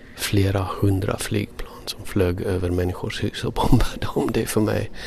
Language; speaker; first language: Swedish; non-native, fluent; English